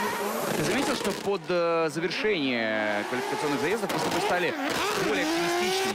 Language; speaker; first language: Russian; native; Russian